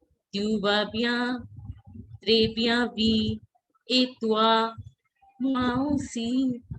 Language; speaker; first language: French; non-native, fluent; Hindi